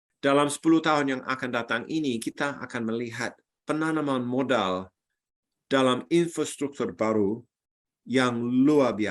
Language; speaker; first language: Indonesian; non-native, fluent; English